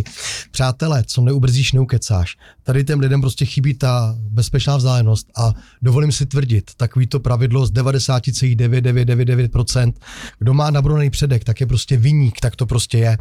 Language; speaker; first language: Czech; native; Czech